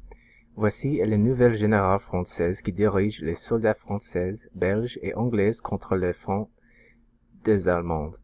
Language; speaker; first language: French; non-native, learner; English